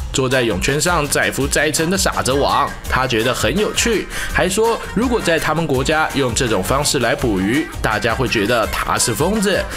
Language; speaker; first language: Chinese; native; Chinese